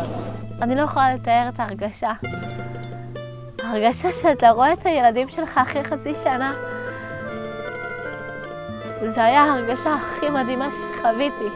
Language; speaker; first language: Hebrew; early bilingual, other home language; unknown